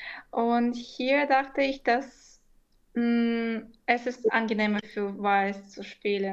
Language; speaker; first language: German; non-native, fluent; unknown